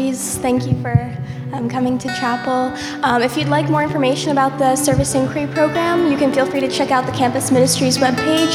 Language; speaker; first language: English; native; English